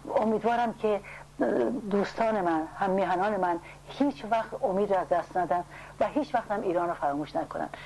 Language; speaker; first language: Persian; native; Persian